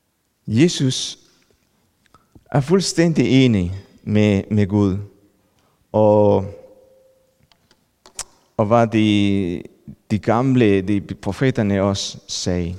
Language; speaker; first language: Danish; non-native, fluent; Spanish